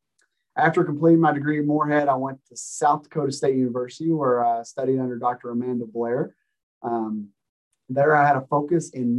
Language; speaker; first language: English; native; English